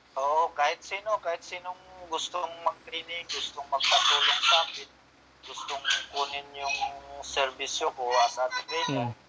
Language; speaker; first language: Filipino; non-native, local second language; Cebuano